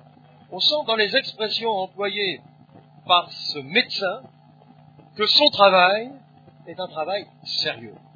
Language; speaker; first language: French; native; French